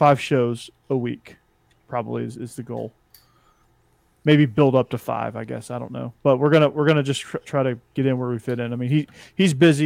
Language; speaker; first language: English; native; English